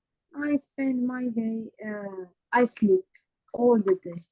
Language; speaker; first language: English; non-native, learner; Arabic